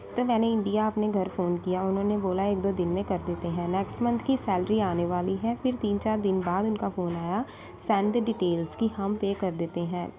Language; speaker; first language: Hindi; non-native, local second language; Punjabi